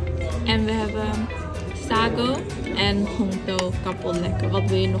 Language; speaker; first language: Dutch; early bilingual, other home language; Chinese